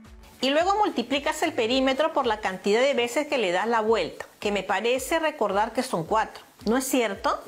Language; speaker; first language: Spanish; native; Spanish